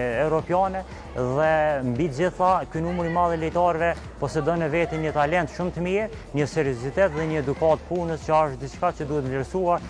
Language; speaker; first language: Albanian; native; Albanian